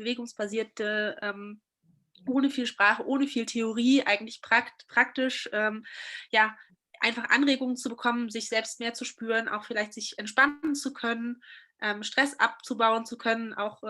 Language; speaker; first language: German; native; German